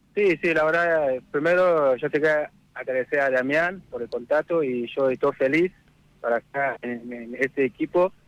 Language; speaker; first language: Spanish; non-native, fluent; English